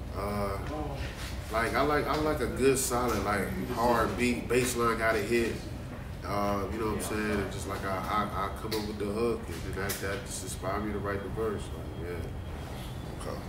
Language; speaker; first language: English; native; English